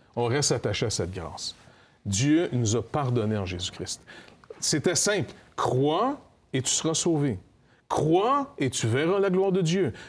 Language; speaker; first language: French; native; French